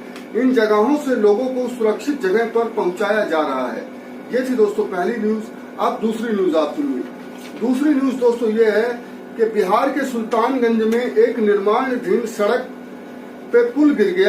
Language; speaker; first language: Hindi; native; Hindi